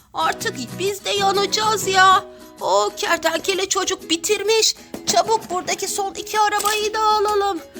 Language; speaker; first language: Turkish; native; Turkish